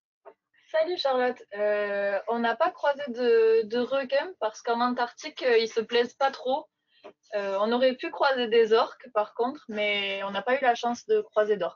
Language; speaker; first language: French; native; French